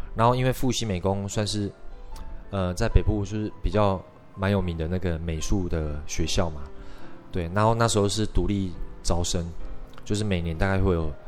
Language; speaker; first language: Chinese; native; Chinese